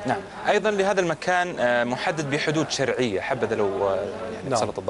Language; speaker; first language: Arabic; native; Arabic